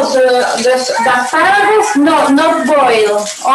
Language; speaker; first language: English; non-native, learner; Spanish